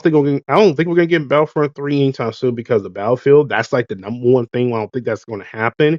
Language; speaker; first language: English; native; English